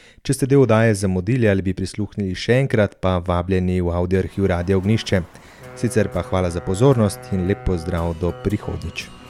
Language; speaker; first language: Slovenian; native; Slovenian